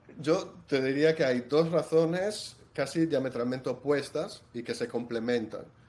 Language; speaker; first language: Spanish; non-native, fluent; Italian